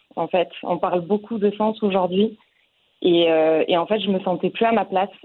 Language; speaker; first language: French; non-native, local second language; Arabic